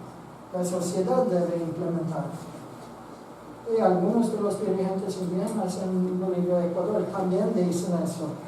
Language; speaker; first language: Spanish; non-native, fluent; Swedish